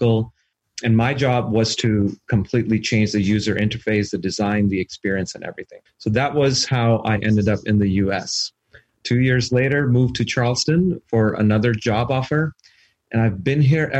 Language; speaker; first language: English; non-native, local second language; Urdu